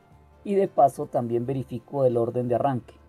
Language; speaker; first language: Spanish; native; Spanish